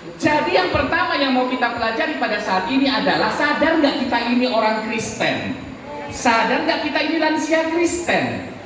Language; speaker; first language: Indonesian; native; Indonesian